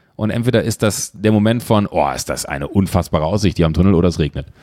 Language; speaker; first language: German; native; German